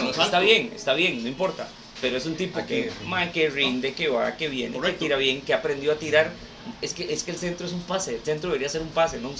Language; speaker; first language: Spanish; native; Spanish